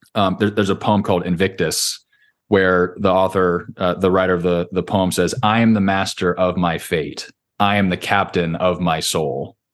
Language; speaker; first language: English; native; English